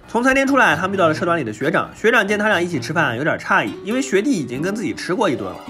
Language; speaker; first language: Chinese; native; Chinese